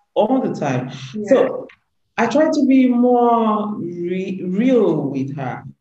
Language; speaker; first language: English; non-native, local second language; Igbo